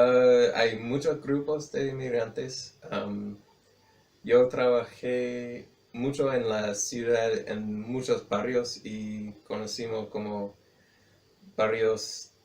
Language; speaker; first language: Spanish; non-native, fluent; English